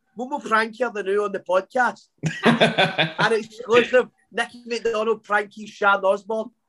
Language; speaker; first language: English; native; English